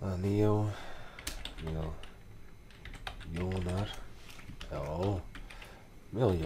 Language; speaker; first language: Swedish; non-native, learner; English